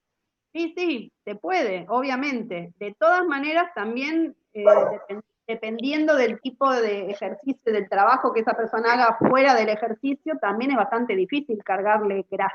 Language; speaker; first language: Spanish; native; Spanish